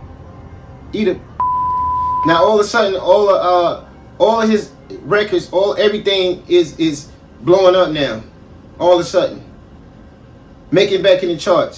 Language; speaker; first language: English; native; English